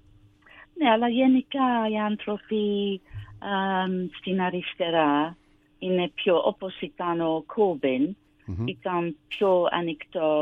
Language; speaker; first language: Greek; non-native, learner; English